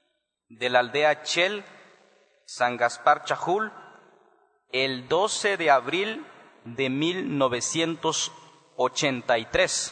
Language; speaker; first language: Spanish; native; Spanish